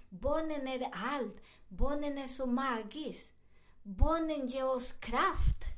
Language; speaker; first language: Swedish; non-native, fluent; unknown